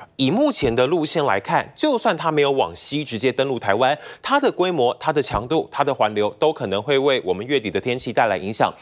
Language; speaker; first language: Chinese; native; Chinese